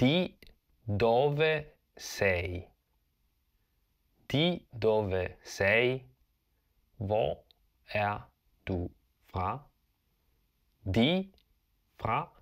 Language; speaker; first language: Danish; non-native, fluent; Italian